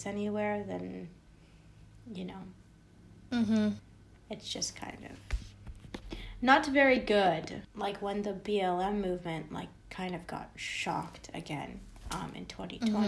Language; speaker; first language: English; native; English